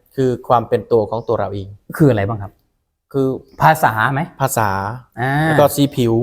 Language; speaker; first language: Thai; non-native, local second language; Khmer